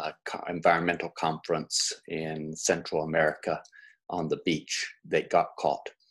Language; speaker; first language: English; native; English